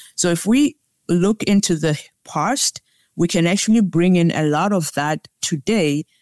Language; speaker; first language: English; non-native, local second language; Tsonga